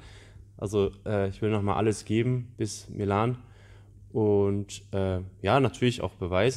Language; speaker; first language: German; non-native, fluent; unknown